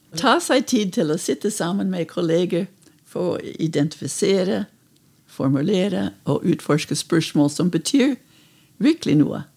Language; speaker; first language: Norwegian; non-native, fluent; English